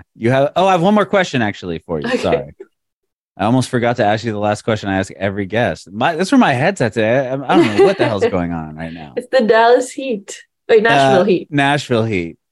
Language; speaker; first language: English; early bilingual, other home language; Indonesian